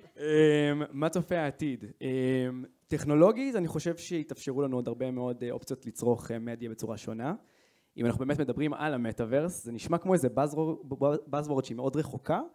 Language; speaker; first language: Hebrew; native; Hebrew